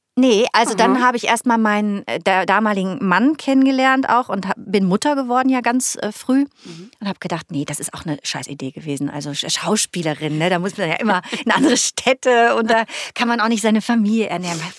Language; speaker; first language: German; native; German